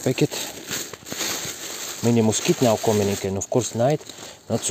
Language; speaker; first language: English; non-native, learner; Russian